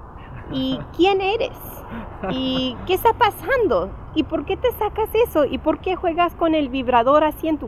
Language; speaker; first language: Spanish; early bilingual, heritage; English